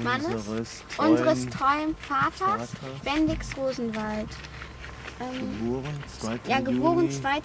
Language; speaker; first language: German; native; German